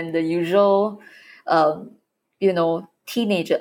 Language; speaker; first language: English; native; English